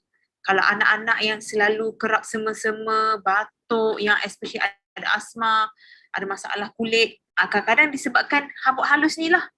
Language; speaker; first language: Malay; native; Malay